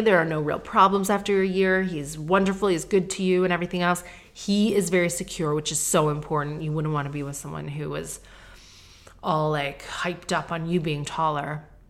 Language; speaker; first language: English; native; English